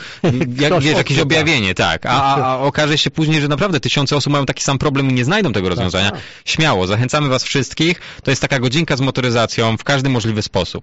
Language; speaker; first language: Polish; native; Polish